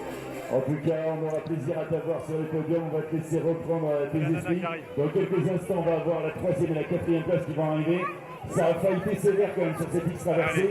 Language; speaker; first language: French; native; French